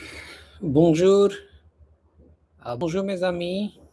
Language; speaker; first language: French; non-native, fluent; Hindi